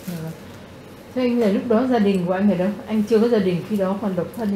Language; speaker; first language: Vietnamese; native; Vietnamese